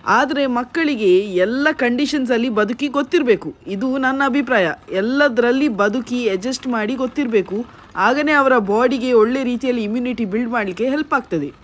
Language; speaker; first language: Kannada; native; Kannada